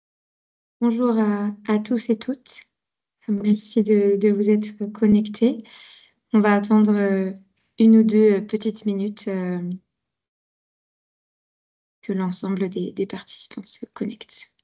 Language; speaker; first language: French; native; French